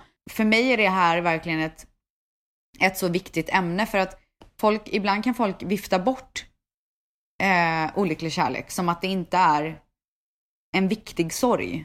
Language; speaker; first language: Swedish; native; Swedish